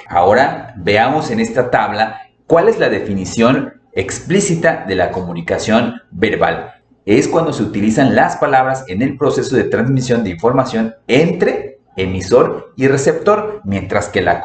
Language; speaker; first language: Spanish; native; Spanish